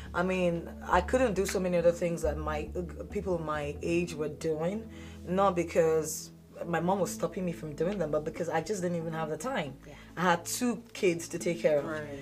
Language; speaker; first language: English; non-native, local second language; Yoruba